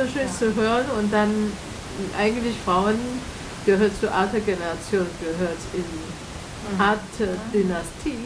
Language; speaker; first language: German; non-native, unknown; Chinese